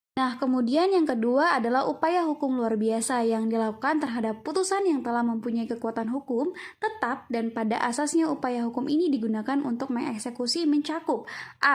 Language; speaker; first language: Indonesian; native; Indonesian